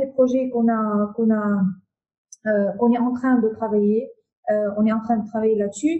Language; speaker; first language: French; non-native, local second language; Arabic